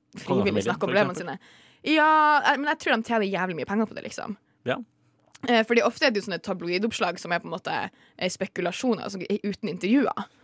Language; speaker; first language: Norwegian; native; Norwegian